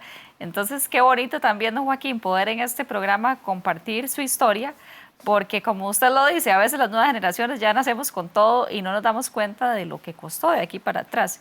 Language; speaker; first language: Spanish; native; Spanish